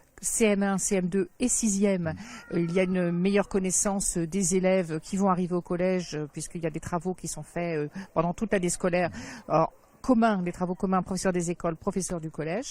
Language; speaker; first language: French; native; French